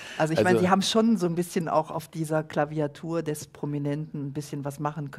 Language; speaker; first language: German; native; German